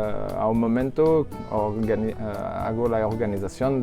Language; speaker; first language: Spanish; non-native, learner; French